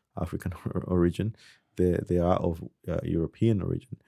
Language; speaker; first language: English; early bilingual, other home language; Spanish